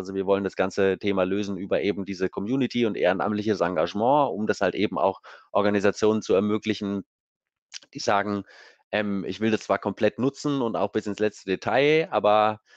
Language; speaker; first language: German; native; German